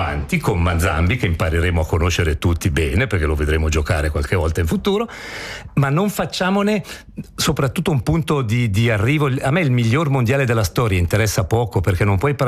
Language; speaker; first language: Italian; native; Italian